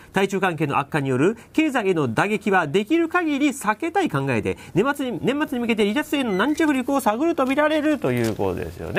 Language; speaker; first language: Japanese; native; Japanese